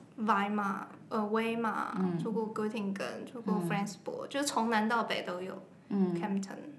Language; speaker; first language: Chinese; native; Chinese